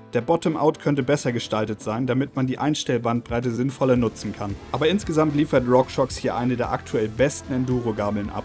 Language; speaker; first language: German; native; German